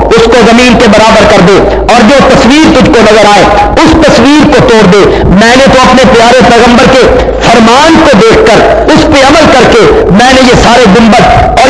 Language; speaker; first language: Urdu; native; Urdu